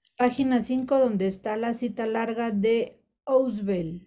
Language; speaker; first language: Spanish; native; Spanish